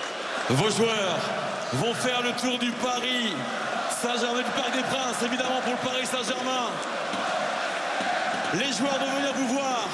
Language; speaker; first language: French; native; French